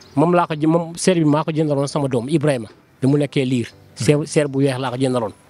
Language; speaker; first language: Wolof; non-native, local second language; Fula